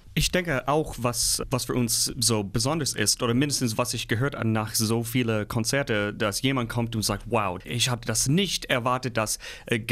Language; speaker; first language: German; non-native, fluent; English